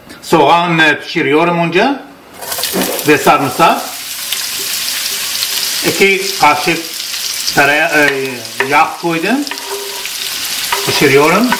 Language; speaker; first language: Turkish; non-native, learner; Arabic